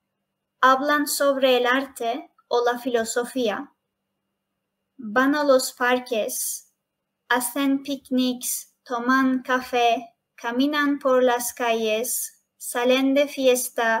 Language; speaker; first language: Spanish; non-native, fluent; Turkish